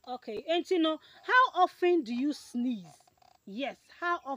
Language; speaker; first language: English; non-native, learner; Akan